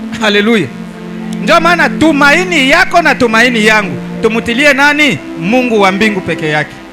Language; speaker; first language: Swahili; native; Swahili